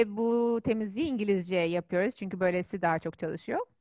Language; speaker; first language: Turkish; native; Turkish